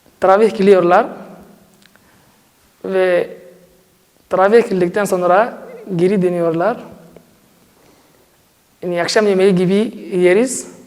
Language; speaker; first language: Turkish; non-native, learner; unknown